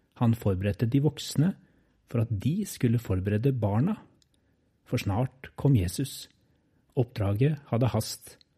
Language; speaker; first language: Norwegian; native; Norwegian